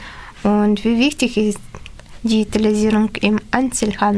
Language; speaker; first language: German; non-native, learner; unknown